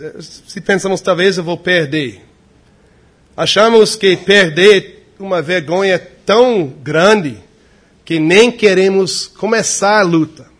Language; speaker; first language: Portuguese; non-native, fluent; English